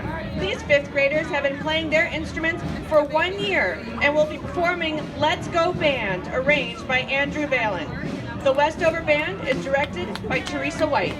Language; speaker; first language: English; native; English